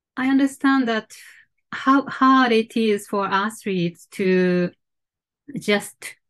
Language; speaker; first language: English; non-native, fluent; Japanese